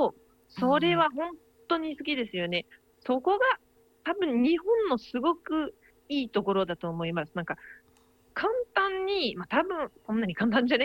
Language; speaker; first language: Japanese; non-native, fluent; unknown